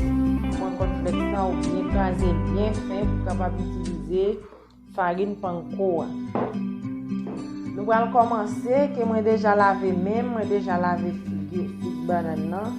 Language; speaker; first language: French; non-native, learner; Haitian Creole